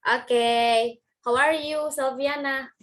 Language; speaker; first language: English; non-native, learner; Indonesian